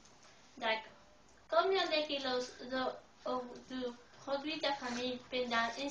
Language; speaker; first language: French; non-native, learner; Spanish